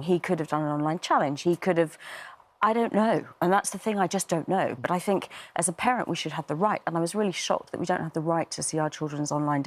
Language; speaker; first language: English; native; English